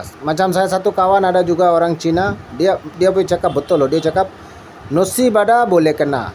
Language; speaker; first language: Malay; non-native, learner; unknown